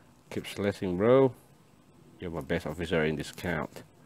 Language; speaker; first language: English; non-native, fluent; Indonesian